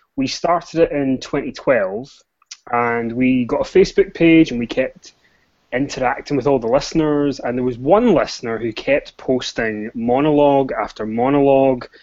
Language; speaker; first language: English; native; English